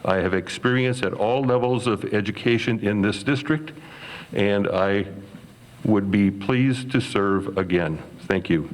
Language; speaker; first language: English; native; English